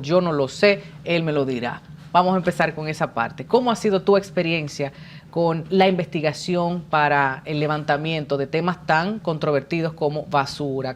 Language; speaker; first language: Spanish; native; Spanish